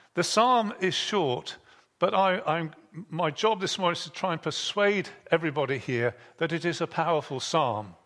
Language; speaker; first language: English; native; English